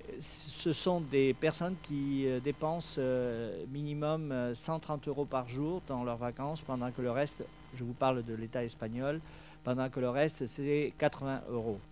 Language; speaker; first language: French; non-native, fluent; Spanish